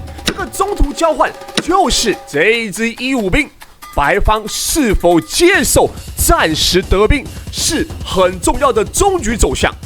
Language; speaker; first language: Chinese; native; Chinese